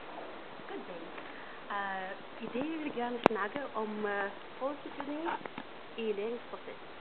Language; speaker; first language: Danish; non-native, fluent; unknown